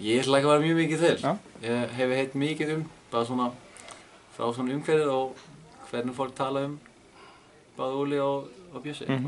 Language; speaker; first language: Icelandic; non-native, learner; Danish